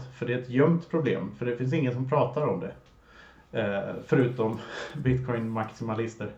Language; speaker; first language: Swedish; native; Swedish